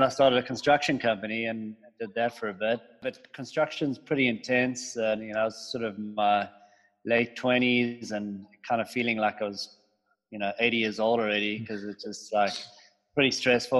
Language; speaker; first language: English; native; English